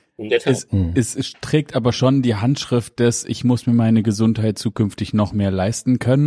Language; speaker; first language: German; native; German